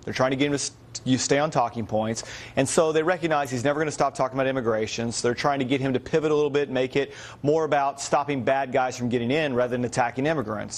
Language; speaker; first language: English; native; English